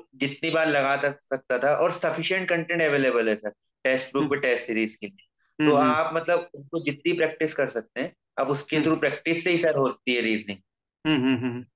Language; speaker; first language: Hindi; native; Hindi